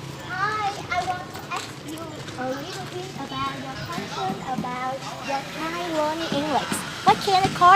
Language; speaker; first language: English; non-native, learner; Vietnamese